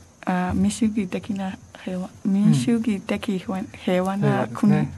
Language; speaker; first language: Japanese; non-native, learner; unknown